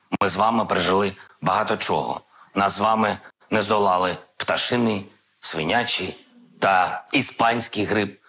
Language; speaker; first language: Ukrainian; non-native, local second language; Russian